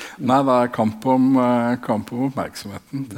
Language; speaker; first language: Norwegian; native; Norwegian